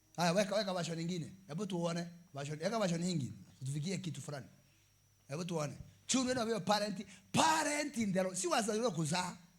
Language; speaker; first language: Swahili; non-native, local second language; Meru